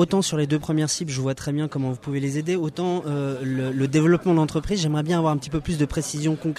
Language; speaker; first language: French; native; French